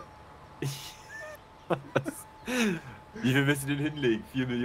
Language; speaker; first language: German; native; German